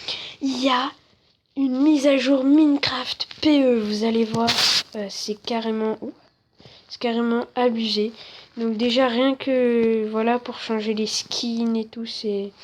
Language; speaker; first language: French; native; French